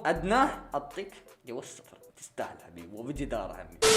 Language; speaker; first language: Arabic; native; Arabic